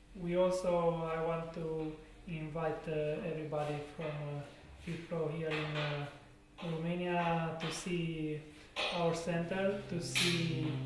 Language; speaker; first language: English; non-native, learner; Romanian